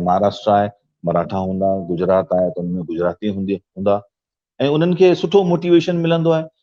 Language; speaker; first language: Sindhi; early bilingual, heritage; Sindhi